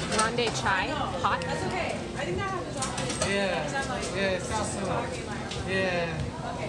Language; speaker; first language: English; non-native, fluent; Dutch